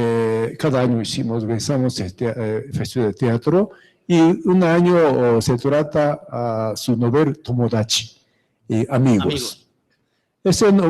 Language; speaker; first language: Spanish; non-native, fluent; Japanese